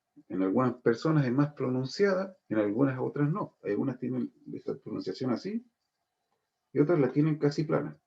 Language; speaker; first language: Spanish; native; Spanish